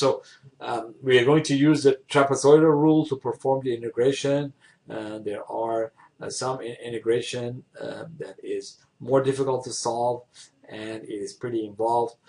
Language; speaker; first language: English; non-native, fluent; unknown